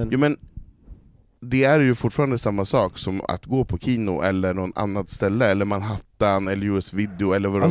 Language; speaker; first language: Swedish; native; Swedish